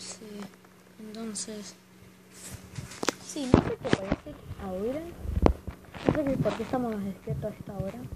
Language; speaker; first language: Spanish; early bilingual, heritage; Spanish